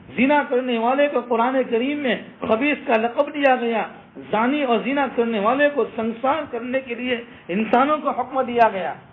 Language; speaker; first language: Urdu; non-native, local second language; Gujarati